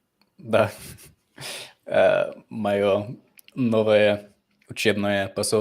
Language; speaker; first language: Russian; non-native, fluent; English